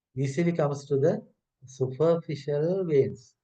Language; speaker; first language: English; non-native, local second language; Sinhala